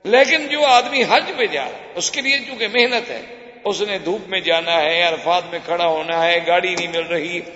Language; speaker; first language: Urdu; native; Urdu